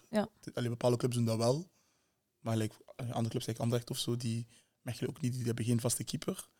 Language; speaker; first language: Dutch; native; Dutch